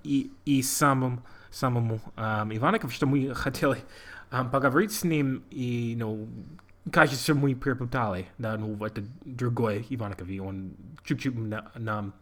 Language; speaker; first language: Russian; non-native, learner; English